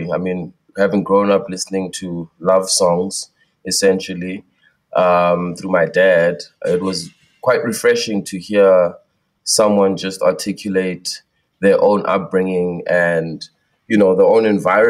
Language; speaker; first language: English; non-native, local second language; Xhosa